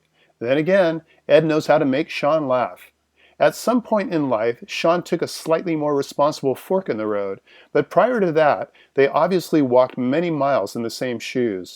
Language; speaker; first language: English; native; English